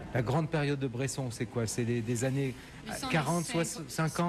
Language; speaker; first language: French; native; French